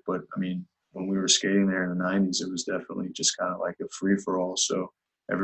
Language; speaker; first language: English; native; English